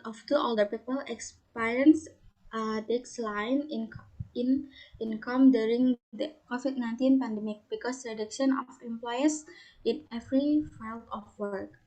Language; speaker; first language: English; non-native, learner; Indonesian